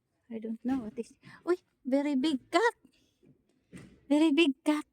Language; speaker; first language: English; non-native, learner; Filipino